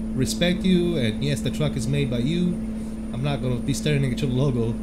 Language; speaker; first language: English; early bilingual, other home language; Italian